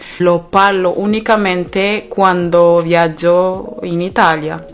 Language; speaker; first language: Italian; non-native, learner; German